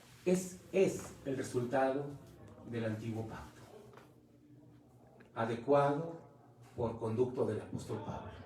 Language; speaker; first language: Spanish; native; Spanish